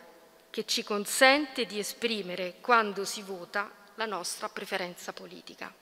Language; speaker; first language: Italian; native; Italian